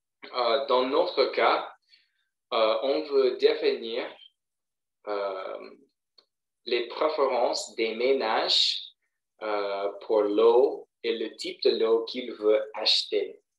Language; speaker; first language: French; non-native, fluent; English